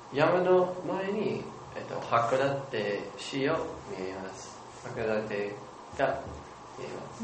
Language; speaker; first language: Japanese; non-native, learner; English